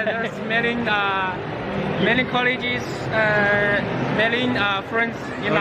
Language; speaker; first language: English; non-native, learner; Chinese